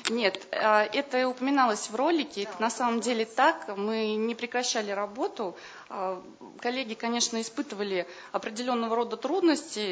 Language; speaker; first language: Russian; native; Russian